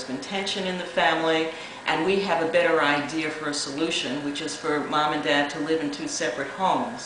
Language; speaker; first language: English; native; English